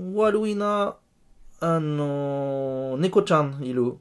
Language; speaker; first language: Japanese; non-native, learner; French